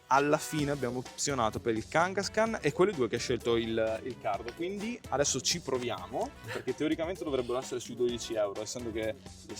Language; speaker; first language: Italian; native; Italian